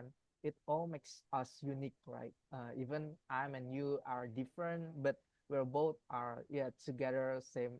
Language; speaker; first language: English; non-native, learner; Indonesian